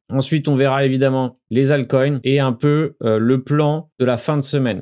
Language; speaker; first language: French; native; French